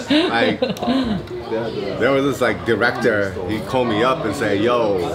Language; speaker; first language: English; non-native, fluent; Japanese